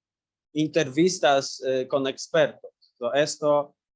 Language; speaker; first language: Spanish; non-native, learner; Polish